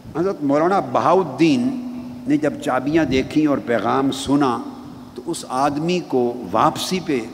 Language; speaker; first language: Urdu; non-native, local second language; Punjabi